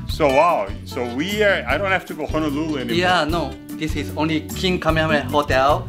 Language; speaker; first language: English; native; English